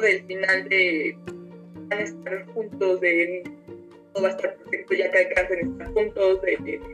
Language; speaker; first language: Spanish; native; Spanish